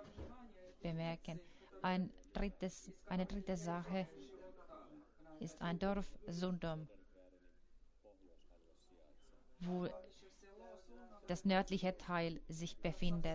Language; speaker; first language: German; non-native, fluent; Finnish